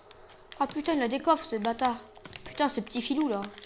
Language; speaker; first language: French; native; French